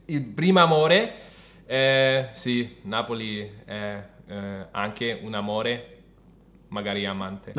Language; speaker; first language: Italian; non-native, fluent; German